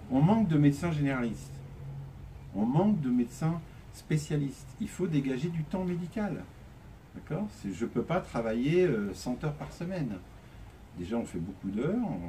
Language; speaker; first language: French; native; French